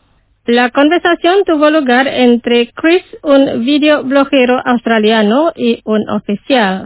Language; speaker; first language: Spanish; non-native, fluent; Indonesian